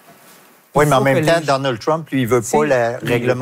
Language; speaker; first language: French; native; French